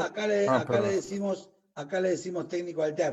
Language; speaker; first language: Spanish; native; Spanish